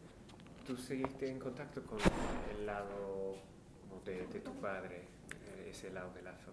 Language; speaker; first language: Spanish; non-native, fluent; English